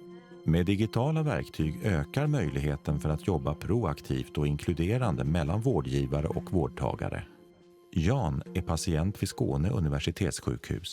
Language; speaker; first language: Swedish; native; Swedish